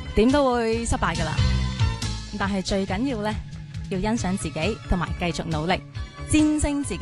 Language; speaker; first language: Cantonese; native; Cantonese